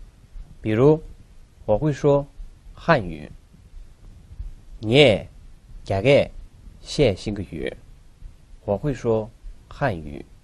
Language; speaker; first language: Chinese; non-native, local second language; Tibetan